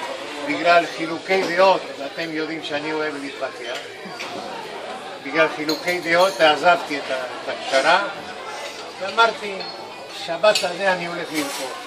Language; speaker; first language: Hebrew; non-native, fluent; Spanish